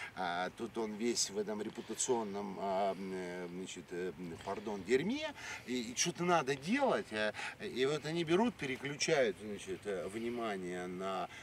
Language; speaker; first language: Russian; native; Russian